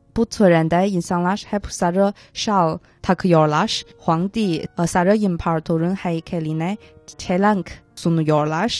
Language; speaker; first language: Turkish; non-native, fluent; Chinese